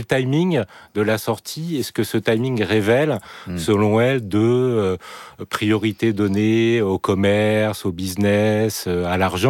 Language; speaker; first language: French; native; French